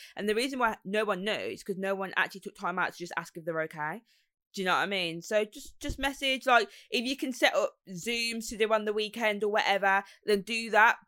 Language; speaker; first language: English; native; English